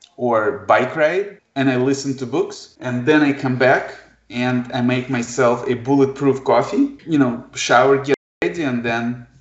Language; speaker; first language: English; non-native, fluent; Ukrainian